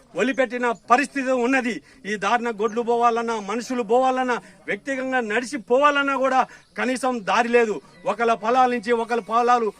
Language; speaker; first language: Telugu; native; Telugu